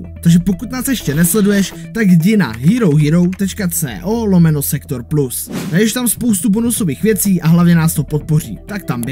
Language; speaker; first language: Czech; native; Czech